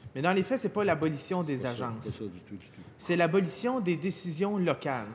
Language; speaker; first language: French; native; French